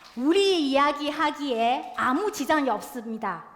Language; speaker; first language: Korean; non-native, fluent; Chinese